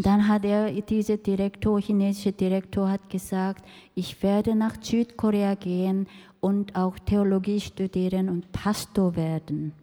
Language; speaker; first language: German; non-native, fluent; Korean